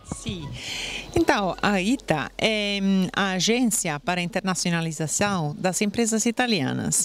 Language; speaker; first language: Portuguese; non-native, fluent; Italian